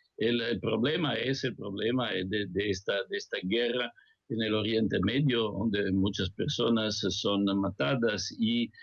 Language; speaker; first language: Spanish; non-native, fluent; Italian